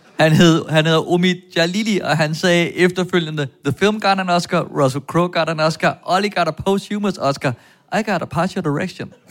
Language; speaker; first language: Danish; native; Danish